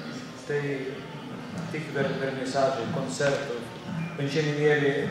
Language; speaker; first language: Polish; non-native, fluent; Lithuanian